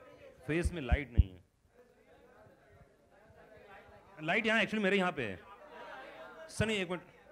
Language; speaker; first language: Hindi; native; Hindi